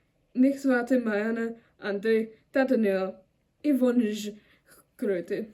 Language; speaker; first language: Ukrainian; non-native, learner; German